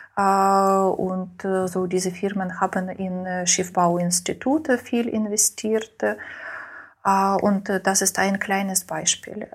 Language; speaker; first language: German; non-native, learner; Ukrainian